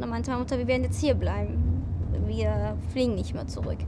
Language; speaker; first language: German; early bilingual, other home language; Persian